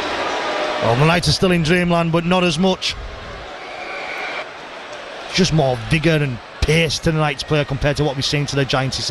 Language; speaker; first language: English; native; English